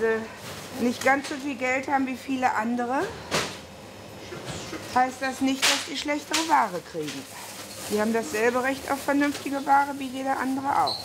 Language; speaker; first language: German; native; German